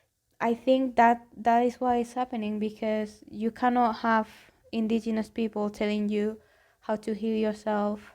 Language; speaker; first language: English; non-native, fluent; Spanish